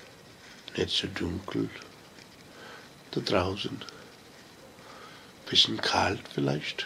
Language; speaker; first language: German; non-native, learner; English